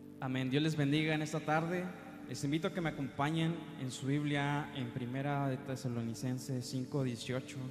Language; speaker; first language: Spanish; native; Spanish